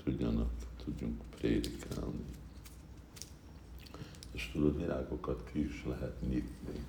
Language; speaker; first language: Hungarian; early bilingual, heritage; Hungarian